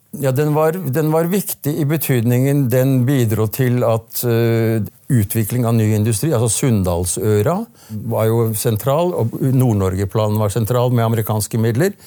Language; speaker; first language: Norwegian; native; Norwegian